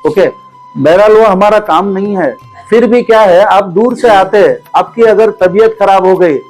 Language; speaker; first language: Hindi; non-native, local second language; Kannada